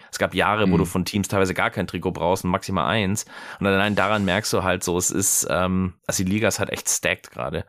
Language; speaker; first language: German; early bilingual, other home language; English